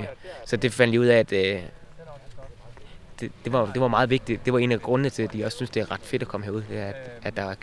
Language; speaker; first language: Danish; native; Danish